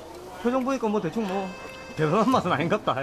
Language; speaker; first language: Korean; native; Korean